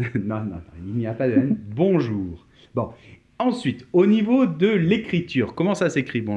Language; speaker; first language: French; native; French